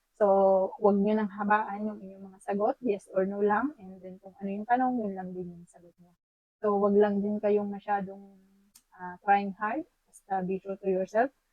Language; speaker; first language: Filipino; native; Filipino